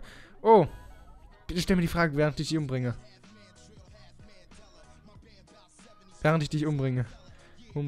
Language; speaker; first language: German; native; German